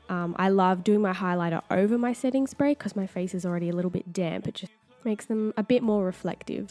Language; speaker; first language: English; native; English